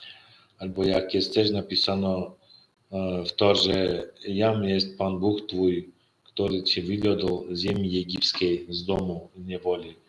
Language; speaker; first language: Polish; non-native, learner; Turkmen